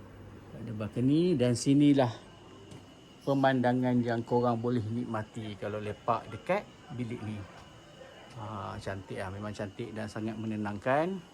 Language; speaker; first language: Malay; native; Malay